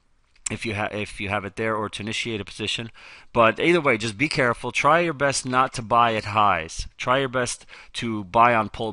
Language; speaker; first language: English; native; English